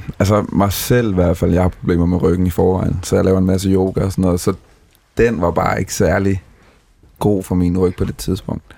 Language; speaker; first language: Danish; native; Danish